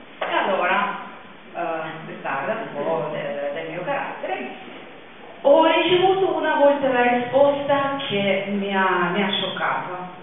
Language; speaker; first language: Italian; non-native, fluent; Russian